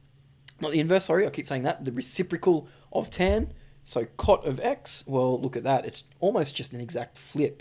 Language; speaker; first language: English; native; English